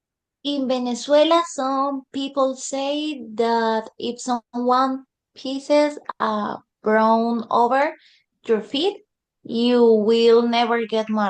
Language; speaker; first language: English; non-native, learner; Spanish